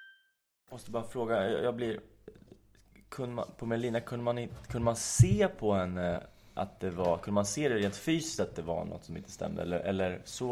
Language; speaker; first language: Swedish; native; Swedish